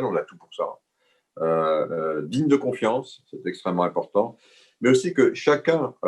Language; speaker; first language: French; native; French